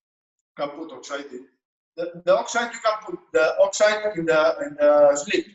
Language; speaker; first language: English; non-native, learner; Spanish